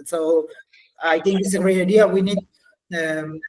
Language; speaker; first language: English; non-native, learner; Spanish